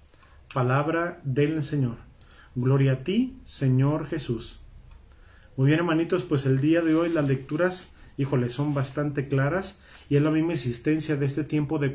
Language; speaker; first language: Spanish; native; Spanish